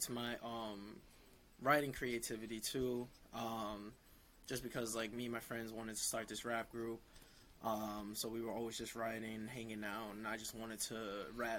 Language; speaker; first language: English; native; English